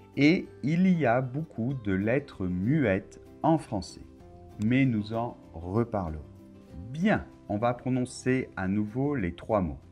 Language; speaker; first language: French; native; French